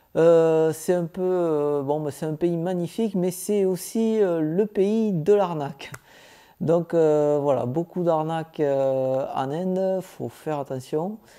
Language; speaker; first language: French; native; French